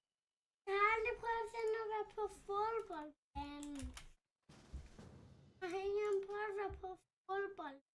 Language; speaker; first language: Danish; early bilingual, other home language; Vietnamese